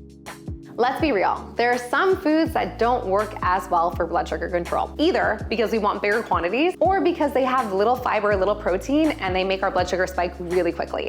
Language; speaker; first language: English; native; English